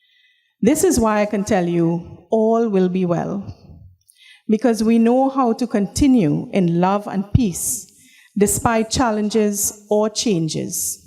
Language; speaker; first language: English; native; English